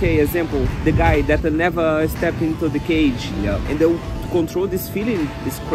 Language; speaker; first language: English; non-native, fluent; Portuguese